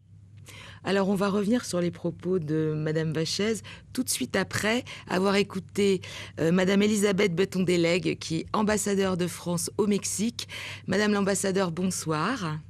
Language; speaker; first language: French; native; French